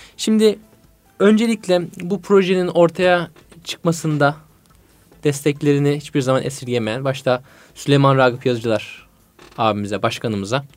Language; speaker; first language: Turkish; native; Turkish